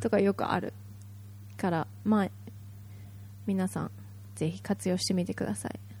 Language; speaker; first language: Japanese; native; Japanese